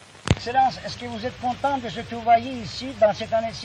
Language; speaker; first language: French; non-native, fluent; Turkish